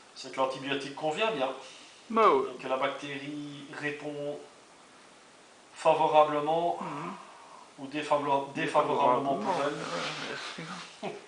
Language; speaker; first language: French; native; French